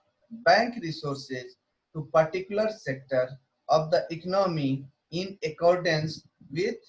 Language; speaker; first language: English; non-native, local second language; Hindi